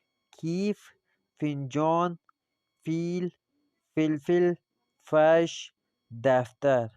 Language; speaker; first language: Persian; non-native, fluent; Urdu